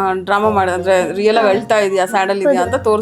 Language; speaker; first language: Kannada; native; Kannada